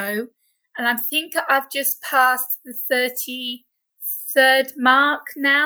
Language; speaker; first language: English; native; English